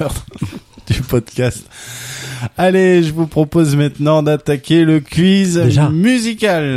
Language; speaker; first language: French; native; French